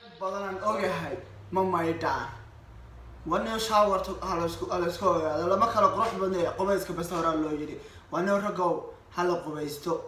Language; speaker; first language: Somali; early bilingual, heritage; Somali